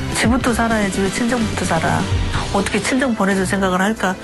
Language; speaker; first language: Korean; native; Korean